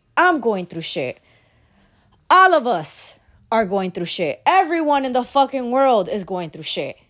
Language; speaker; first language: English; native; English